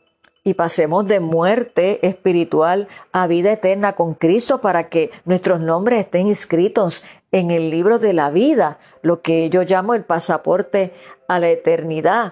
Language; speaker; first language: Spanish; native; Spanish